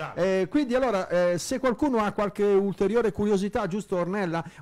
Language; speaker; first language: Italian; native; Italian